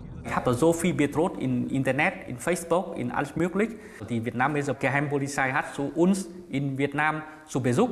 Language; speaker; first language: German; non-native, learner; Vietnamese